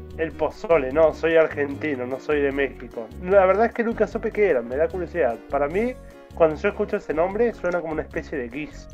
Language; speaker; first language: Spanish; native; Spanish